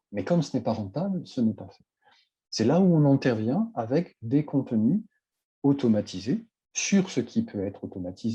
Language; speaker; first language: French; native; French